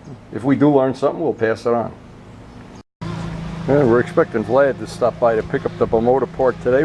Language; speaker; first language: English; native; English